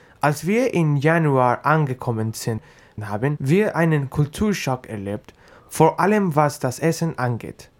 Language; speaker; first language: German; non-native, learner; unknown